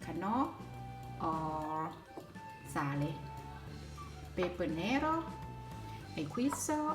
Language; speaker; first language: Italian; non-native, learner; Thai